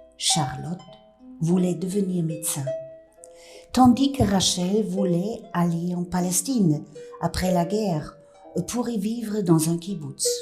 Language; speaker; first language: French; non-native, fluent; German